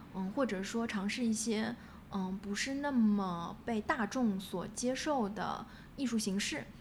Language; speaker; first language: Chinese; native; Chinese